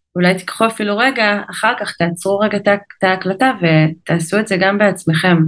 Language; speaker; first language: Hebrew; native; Hebrew